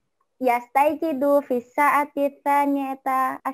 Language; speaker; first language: Arabic; non-native, learner; Indonesian